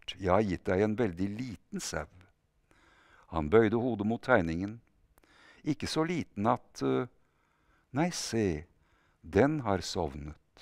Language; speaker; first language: Norwegian; native; Norwegian